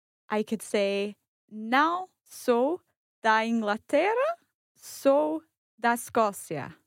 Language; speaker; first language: Portuguese; non-native, learner; English